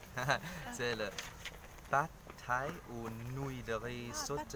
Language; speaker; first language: French; non-native, learner; Vietnamese